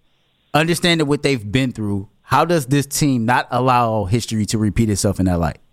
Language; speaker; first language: English; native; English